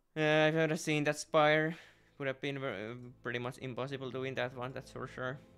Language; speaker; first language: English; non-native, fluent; Finnish